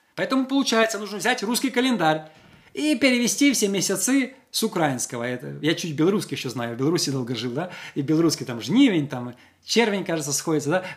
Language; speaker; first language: Russian; non-native, local second language; Ukrainian